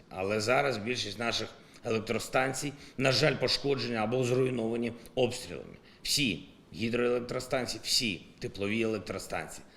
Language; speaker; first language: Ukrainian; non-native, local second language; Russian